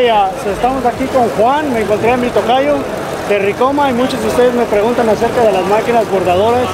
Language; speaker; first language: Spanish; early bilingual, heritage; Spanish